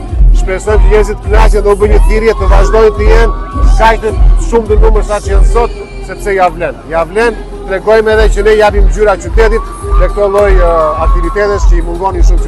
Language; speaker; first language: Albanian; native; Albanian